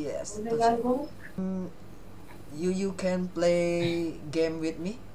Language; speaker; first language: English; non-native, learner; Thai